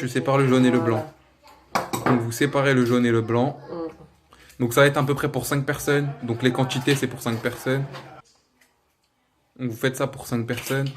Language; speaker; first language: French; native; French